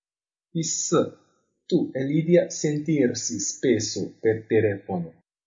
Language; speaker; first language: Italian; non-native, fluent; Chinese